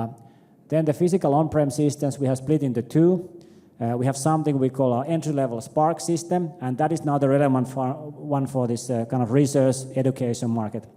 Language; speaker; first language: English; non-native, fluent; Finnish